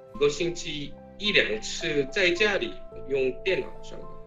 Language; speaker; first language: Chinese; non-native, fluent; Korean